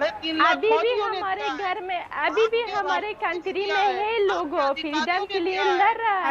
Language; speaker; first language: Hindi; non-native, learner; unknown